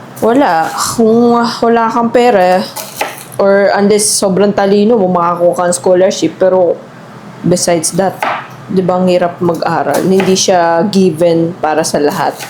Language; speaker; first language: Filipino; native; Filipino